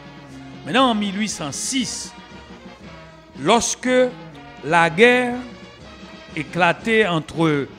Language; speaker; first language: French; non-native, local second language; Haitian Creole